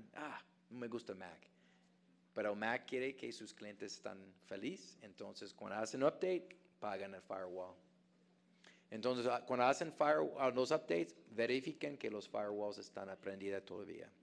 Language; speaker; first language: Spanish; non-native, fluent; English